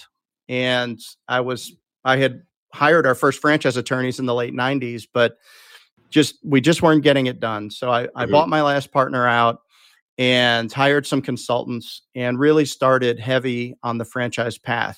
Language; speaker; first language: English; native; English